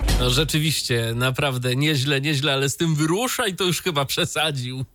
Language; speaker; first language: Polish; native; Polish